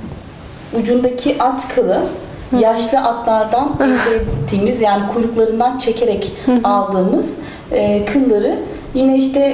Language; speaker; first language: Turkish; native; Turkish